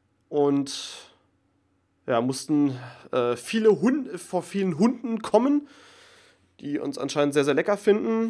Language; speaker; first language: German; native; German